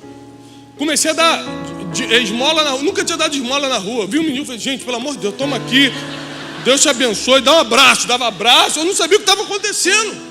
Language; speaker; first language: Portuguese; native; Portuguese